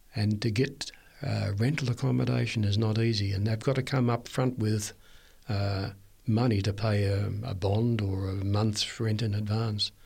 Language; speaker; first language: English; native; English